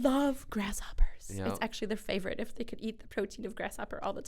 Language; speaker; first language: English; native; English